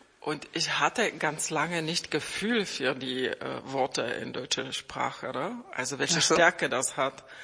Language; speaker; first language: German; non-native, fluent; Czech